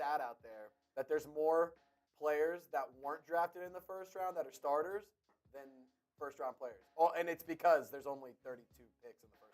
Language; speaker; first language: English; native; English